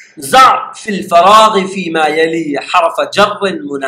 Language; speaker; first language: Arabic; non-native, fluent; Urdu